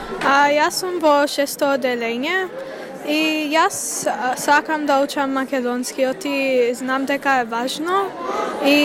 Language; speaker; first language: Macedonian; early bilingual, heritage; Macedonian